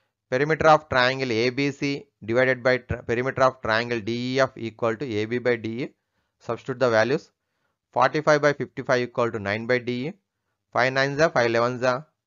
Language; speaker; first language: English; non-native, local second language; Telugu